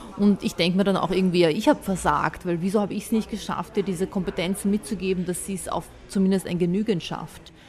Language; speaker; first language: German; early bilingual, other home language; Bosnian